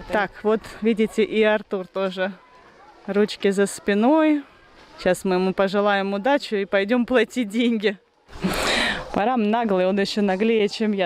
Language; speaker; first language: Russian; native; Russian